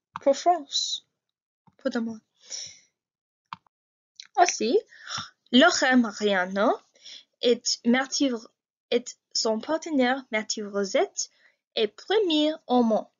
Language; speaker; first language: French; non-native, learner; English